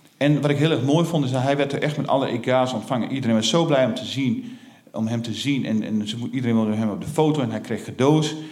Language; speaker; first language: Dutch; native; Dutch